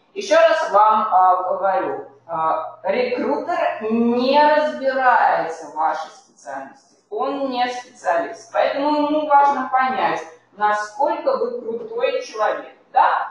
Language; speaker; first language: Russian; native; Russian